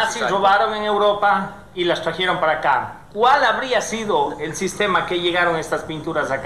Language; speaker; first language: Spanish; native; Spanish